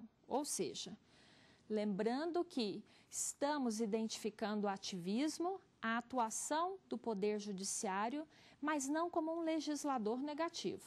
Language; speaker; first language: Portuguese; native; Portuguese